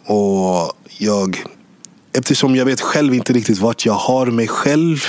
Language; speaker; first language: Swedish; early bilingual, other home language; English